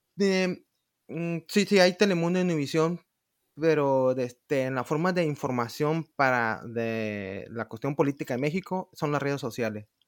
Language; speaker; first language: Spanish; native; Spanish